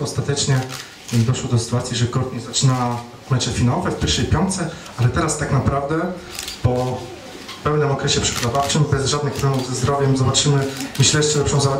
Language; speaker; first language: Polish; native; Polish